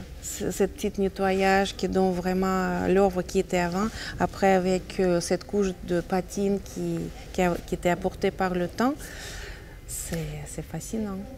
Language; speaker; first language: French; non-native, fluent; Russian